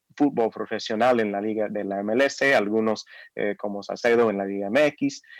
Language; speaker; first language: Spanish; non-native, fluent; English